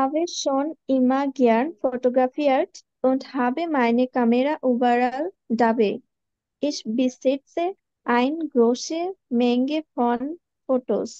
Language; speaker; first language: German; non-native, learner; Bangla